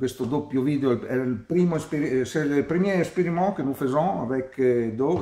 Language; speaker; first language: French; non-native, learner; Italian